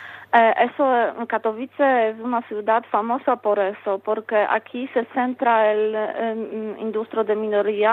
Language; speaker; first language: Spanish; non-native, fluent; Polish